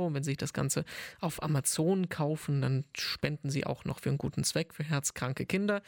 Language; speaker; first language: German; native; German